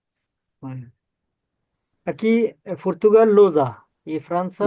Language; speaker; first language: Portuguese; non-native, learner; Bangla